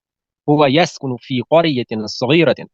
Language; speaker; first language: Arabic; non-native, learner; Urdu